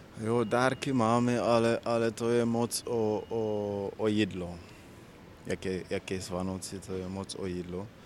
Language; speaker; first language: Czech; non-native, learner; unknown